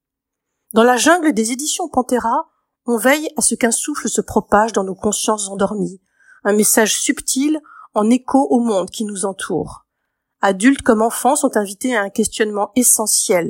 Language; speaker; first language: French; native; French